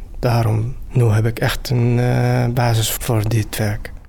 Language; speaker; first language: Dutch; non-native, learner; Arabic